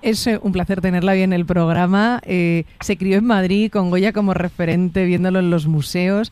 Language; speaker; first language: Spanish; native; Spanish